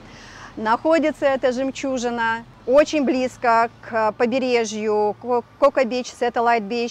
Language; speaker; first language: Russian; native; Russian